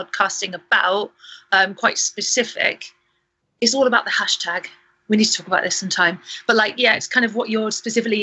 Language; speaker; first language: English; native; English